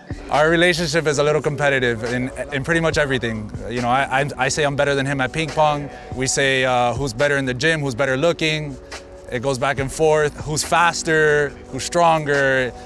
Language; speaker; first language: English; early bilingual, other home language; Spanish